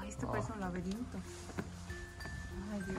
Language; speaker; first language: Spanish; native; Spanish